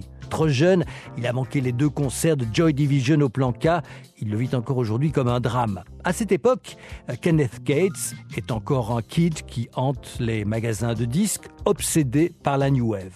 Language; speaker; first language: French; native; French